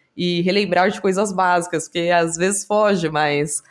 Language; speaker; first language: Portuguese; native; Portuguese